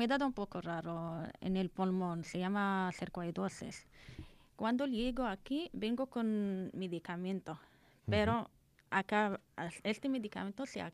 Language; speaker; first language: Spanish; non-native, learner; Arabic